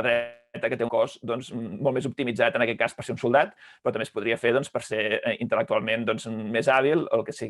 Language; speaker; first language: Catalan; native; Catalan